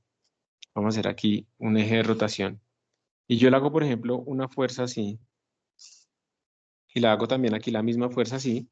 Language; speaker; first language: Spanish; native; Spanish